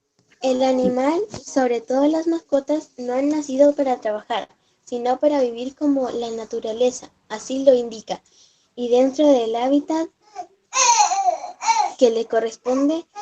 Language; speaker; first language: Spanish; native; Spanish